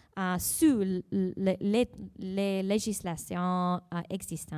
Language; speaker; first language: French; non-native, learner; English